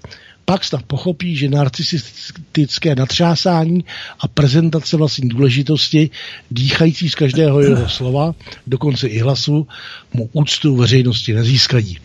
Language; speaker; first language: Czech; native; Czech